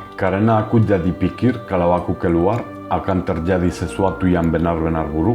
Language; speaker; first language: Indonesian; non-native, fluent; Spanish